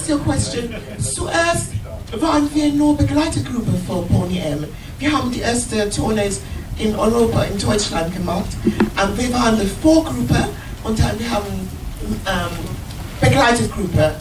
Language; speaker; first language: German; non-native, learner; English